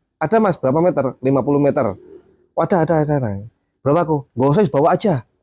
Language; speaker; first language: Indonesian; non-native, local second language; Javanese